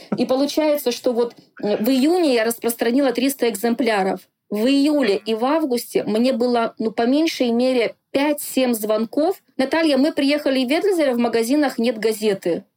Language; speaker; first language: Russian; non-native, local second language; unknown